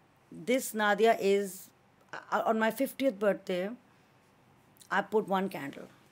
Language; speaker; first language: English; early bilingual, other home language; Hindi